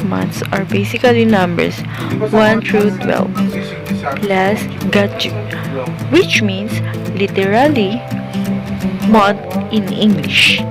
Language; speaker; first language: English; non-native, local second language; Filipino